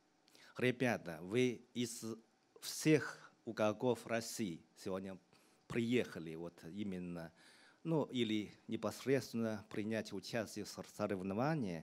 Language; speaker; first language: Russian; non-native, fluent; Chinese